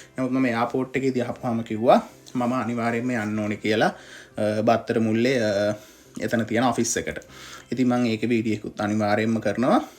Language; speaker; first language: Sinhala; native; Sinhala